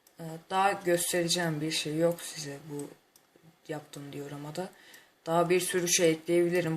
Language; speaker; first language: Turkish; native; Turkish